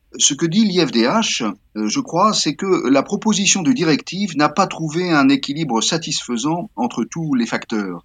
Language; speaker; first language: French; native; French